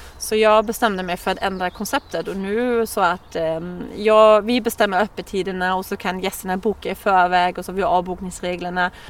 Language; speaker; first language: Swedish; non-native, fluent; German